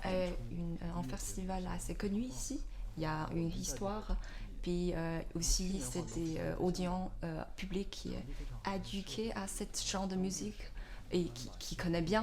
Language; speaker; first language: French; non-native, learner; Chinese